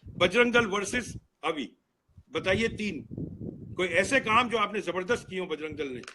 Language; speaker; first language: Hindi; native; Hindi